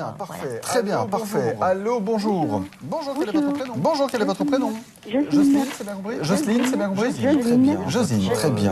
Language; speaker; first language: French; native; French